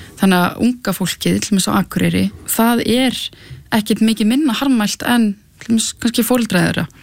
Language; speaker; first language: Icelandic; native; Icelandic